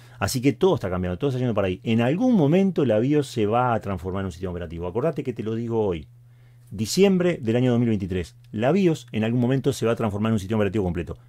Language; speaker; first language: Spanish; native; Spanish